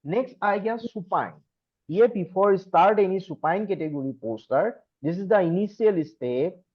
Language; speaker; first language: Hindi; non-native, local second language; Assamese